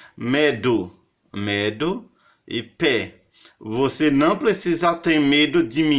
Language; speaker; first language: Portuguese; non-native, fluent; Haitian Creole